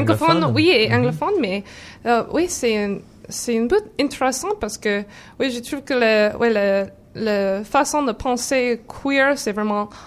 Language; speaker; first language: French; non-native, learner; English